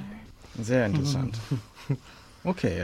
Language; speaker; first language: German; non-native, learner; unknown